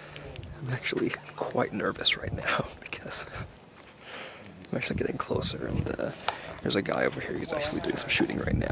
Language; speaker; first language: English; native; English